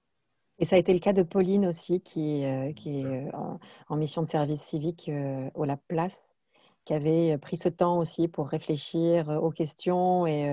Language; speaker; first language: French; native; French